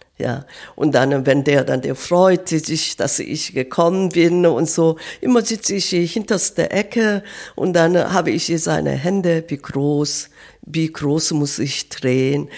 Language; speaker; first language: German; non-native, learner; Korean